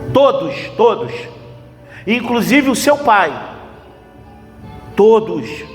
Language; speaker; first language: Portuguese; native; Portuguese